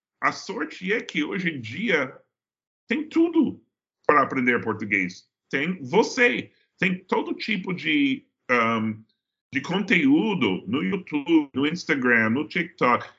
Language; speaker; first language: Portuguese; non-native, fluent; English